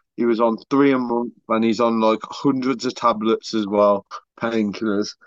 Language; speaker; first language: English; early bilingual, other home language; Spanish